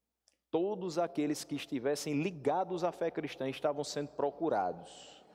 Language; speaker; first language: Portuguese; native; Portuguese